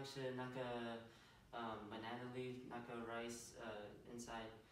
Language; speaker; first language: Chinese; non-native, learner; English